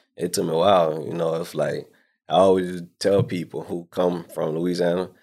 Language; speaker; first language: English; native; English